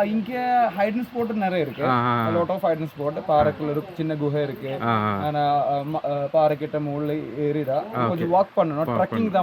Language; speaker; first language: Tamil; non-native, local second language; Malayalam